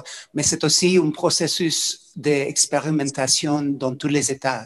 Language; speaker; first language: French; non-native, fluent; English